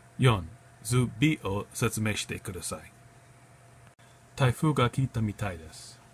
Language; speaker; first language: Japanese; non-native, learner; English